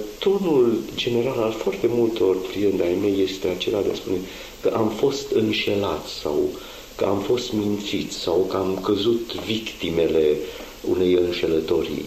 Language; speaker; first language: Romanian; non-native, local second language; Hungarian